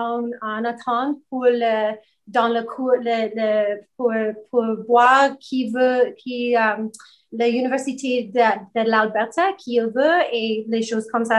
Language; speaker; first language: French; non-native, learner; English